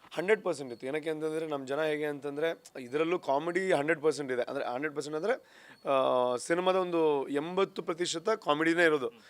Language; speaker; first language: Kannada; non-native, local second language; Tulu